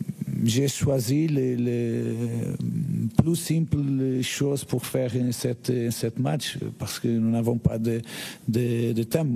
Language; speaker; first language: French; non-native, learner; Portuguese